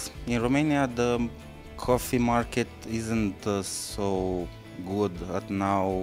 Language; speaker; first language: English; non-native, learner; Romanian